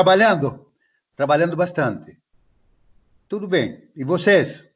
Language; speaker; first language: Portuguese; non-native, fluent; Spanish